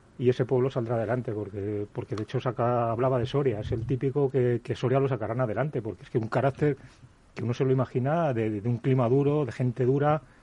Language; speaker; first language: Spanish; native; Spanish